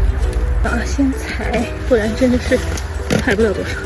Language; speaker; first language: Chinese; native; Chinese